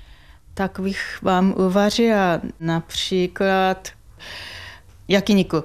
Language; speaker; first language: Czech; non-native, fluent; Japanese